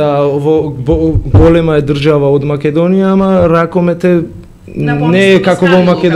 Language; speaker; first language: Macedonian; non-native, learner; Georgian